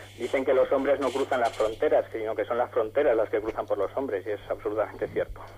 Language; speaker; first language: Spanish; native; Spanish